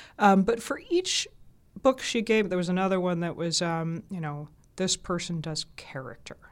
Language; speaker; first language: English; native; English